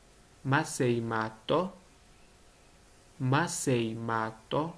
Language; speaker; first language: Italian; non-native, fluent; Georgian